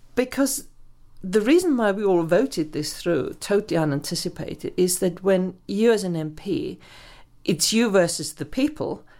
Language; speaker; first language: English; non-native, fluent; German